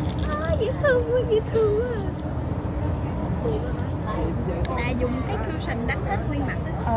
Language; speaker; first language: Vietnamese; native; Vietnamese